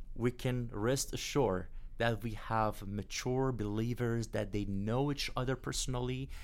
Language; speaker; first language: English; non-native, fluent; Persian